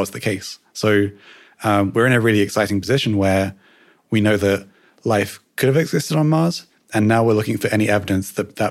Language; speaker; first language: English; native; English